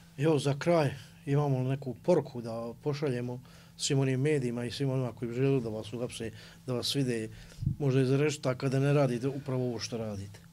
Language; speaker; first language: Bosnian; native; Bosnian